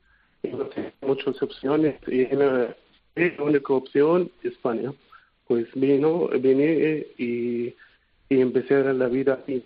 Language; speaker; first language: Spanish; non-native, fluent; Arabic